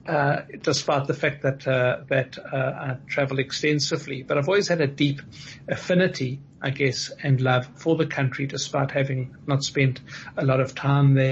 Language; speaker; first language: English; native; English